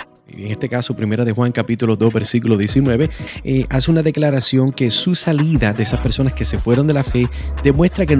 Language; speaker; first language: Spanish; native; Spanish